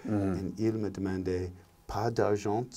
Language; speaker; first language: French; non-native, learner; English